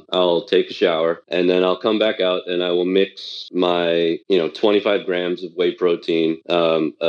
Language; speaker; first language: English; early bilingual, other home language; Chinese